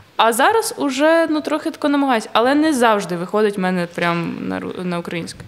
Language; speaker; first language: Ukrainian; native; Ukrainian